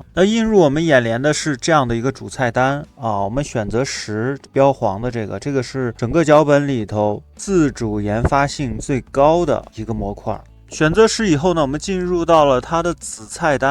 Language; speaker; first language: Chinese; native; Chinese